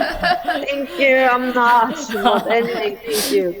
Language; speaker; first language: English; non-native, learner; Korean